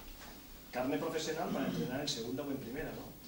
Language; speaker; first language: Spanish; native; Spanish